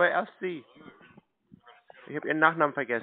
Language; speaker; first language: German; native; German